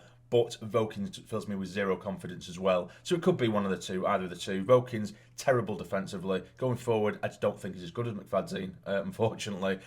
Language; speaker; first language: English; native; English